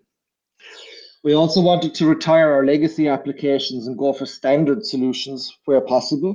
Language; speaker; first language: English; native; English